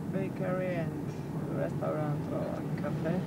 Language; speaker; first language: English; non-native, learner; Polish